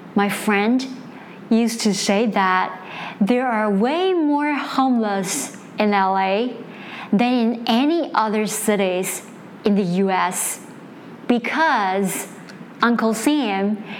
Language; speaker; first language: English; non-native, fluent; Chinese